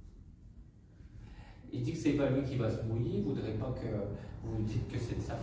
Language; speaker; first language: French; native; French